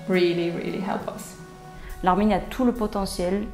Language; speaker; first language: English; non-native, learner; French